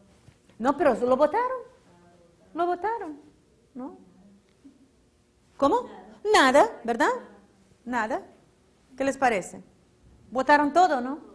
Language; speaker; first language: Spanish; non-native, fluent; Portuguese